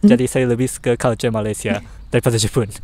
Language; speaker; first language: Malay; non-native, fluent; Japanese